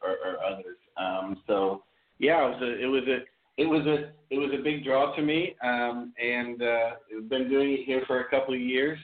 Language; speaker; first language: English; native; English